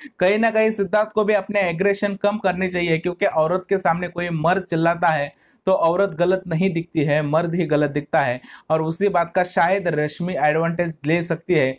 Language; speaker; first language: Hindi; non-native, local second language; Marathi